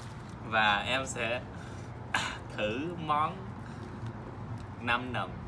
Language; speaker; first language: Vietnamese; early bilingual, heritage; English